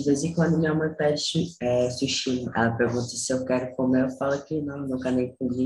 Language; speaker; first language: Portuguese; native; Portuguese